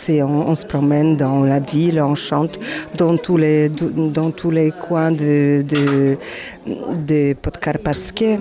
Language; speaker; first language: French; non-native, learner; Polish